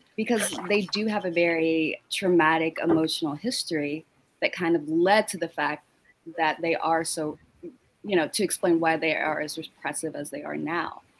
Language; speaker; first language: English; native; English